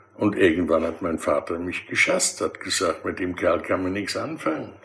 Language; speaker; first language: German; early bilingual, other home language; Dutch